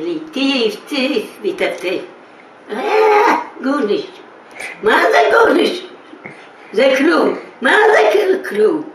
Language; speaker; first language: Hebrew; non-native, fluent; Yiddish